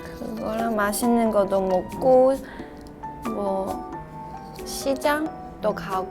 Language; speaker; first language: Korean; non-native, fluent; Chinese